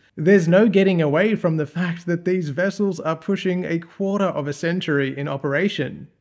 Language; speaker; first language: English; native; English